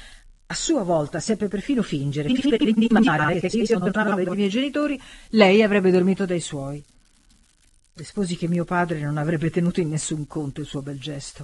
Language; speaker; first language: Italian; native; Italian